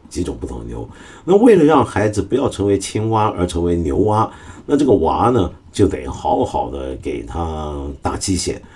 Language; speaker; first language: Chinese; early bilingual, other home language; Cantonese